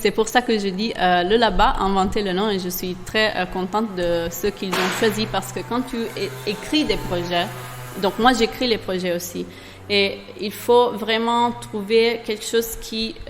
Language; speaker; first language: French; non-native, fluent; Italian